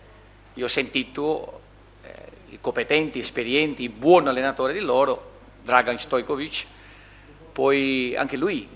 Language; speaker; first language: Italian; non-native, fluent; Portuguese